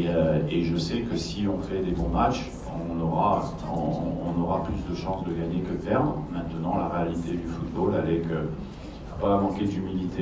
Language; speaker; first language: French; native; French